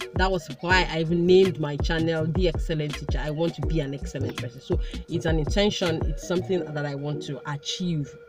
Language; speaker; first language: English; non-native, local second language; Igbo